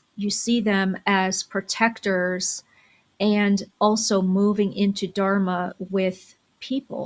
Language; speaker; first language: English; native; English